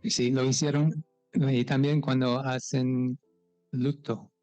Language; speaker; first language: Spanish; non-native, fluent; English